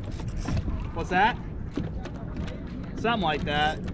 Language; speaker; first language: English; native; English